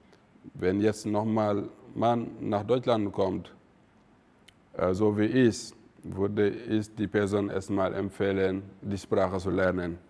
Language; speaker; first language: German; non-native, fluent; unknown